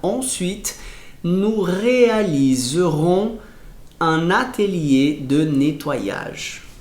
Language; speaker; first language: French; non-native, fluent; Portuguese